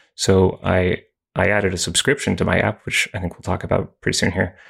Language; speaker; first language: English; native; English